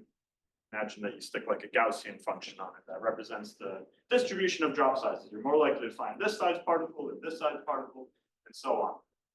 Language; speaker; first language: English; native; English